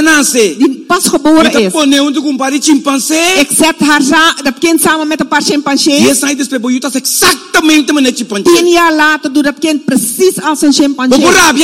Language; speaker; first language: Dutch; non-native, local second language; Papiamento